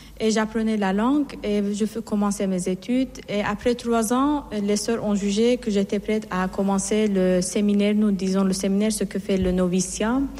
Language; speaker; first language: French; non-native, fluent; Persian